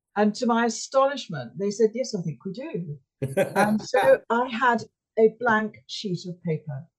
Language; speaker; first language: English; native; English